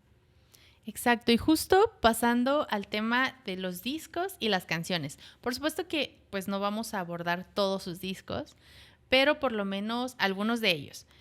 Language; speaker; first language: Spanish; native; Spanish